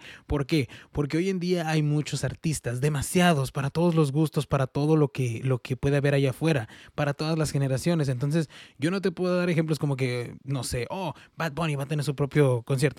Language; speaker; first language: Spanish; early bilingual, heritage; Spanish